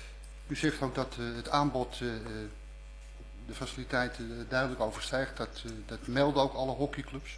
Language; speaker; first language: Dutch; native; Dutch